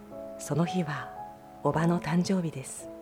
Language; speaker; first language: Japanese; native; Japanese